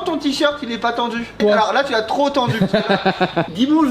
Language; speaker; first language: French; native; French